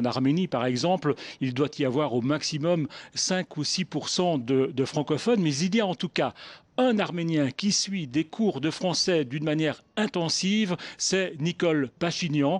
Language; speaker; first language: French; native; French